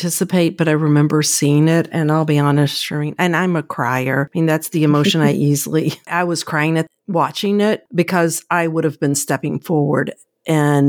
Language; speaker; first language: English; native; English